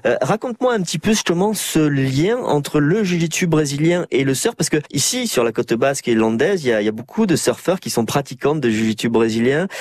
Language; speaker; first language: French; native; French